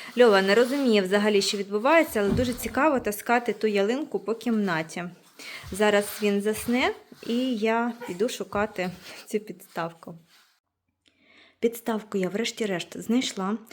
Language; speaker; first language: Ukrainian; native; Ukrainian